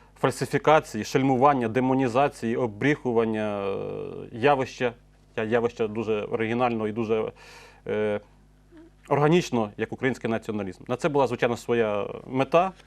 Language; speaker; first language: Ukrainian; native; Ukrainian